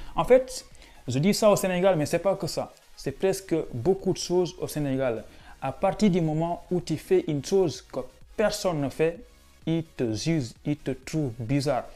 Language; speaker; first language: French; non-native, local second language; Wolof